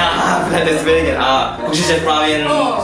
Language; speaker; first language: German; non-native, learner; Russian